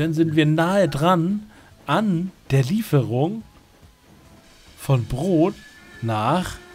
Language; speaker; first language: German; native; German